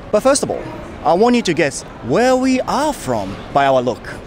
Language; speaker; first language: English; non-native, fluent; Japanese